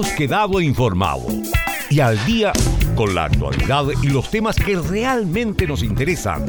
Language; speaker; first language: Spanish; native; Spanish